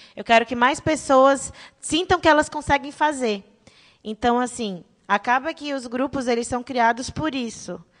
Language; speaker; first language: Portuguese; native; Portuguese